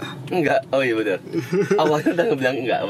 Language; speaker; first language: Indonesian; native; Indonesian